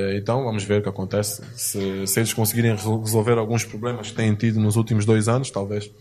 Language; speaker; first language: Portuguese; native; Portuguese